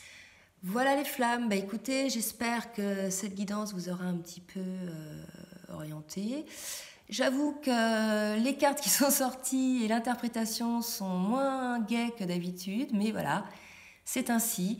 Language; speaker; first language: French; native; French